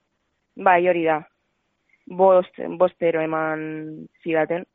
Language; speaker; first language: Basque; non-native, local second language; Spanish